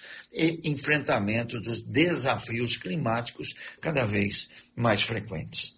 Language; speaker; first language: Portuguese; native; Portuguese